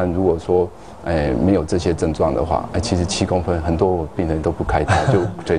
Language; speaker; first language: Chinese; native; Chinese